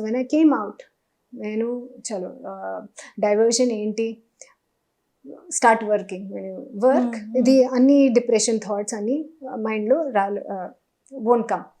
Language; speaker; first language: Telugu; non-native, learner; Hindi